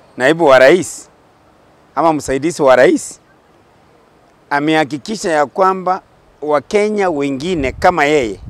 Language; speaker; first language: Swahili; non-native, local second language; Gusii